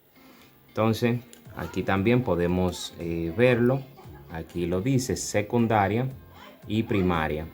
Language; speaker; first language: Spanish; native; Spanish